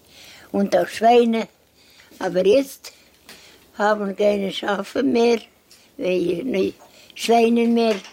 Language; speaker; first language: German; non-native, learner; Estonian